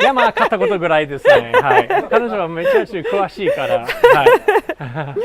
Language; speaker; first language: Japanese; non-native, learner; English